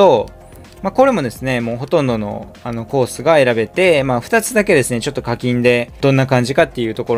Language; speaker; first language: Japanese; native; Japanese